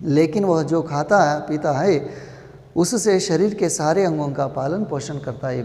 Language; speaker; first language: Hindi; non-native, local second language; Kannada